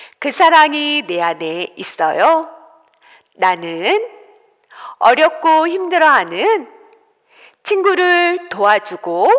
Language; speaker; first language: Korean; native; Korean